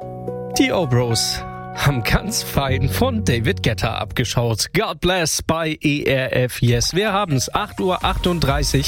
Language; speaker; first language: German; native; German